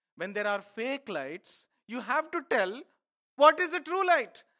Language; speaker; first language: English; non-native, local second language; Telugu